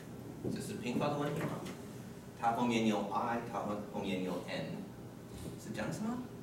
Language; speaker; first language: Chinese; non-native, learner; English